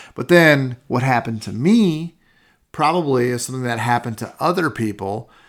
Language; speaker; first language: English; native; English